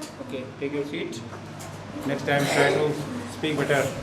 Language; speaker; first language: English; non-native, fluent; Hindi